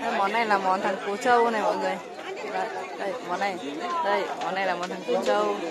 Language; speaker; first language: Vietnamese; non-native, local second language; Iu Mien